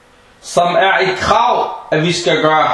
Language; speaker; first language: Danish; non-native, fluent; Arabic